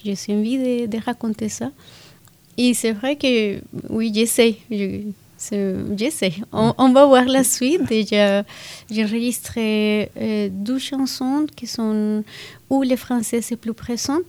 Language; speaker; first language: French; non-native, fluent; Spanish